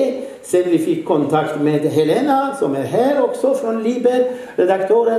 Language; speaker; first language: Swedish; non-native, fluent; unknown